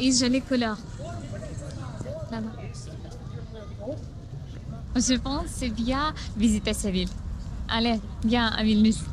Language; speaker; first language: French; non-native, learner; Ukrainian